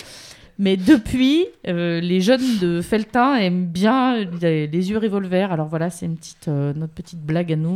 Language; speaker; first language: French; native; French